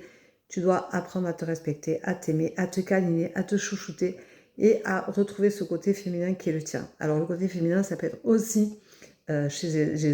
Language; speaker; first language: French; native; French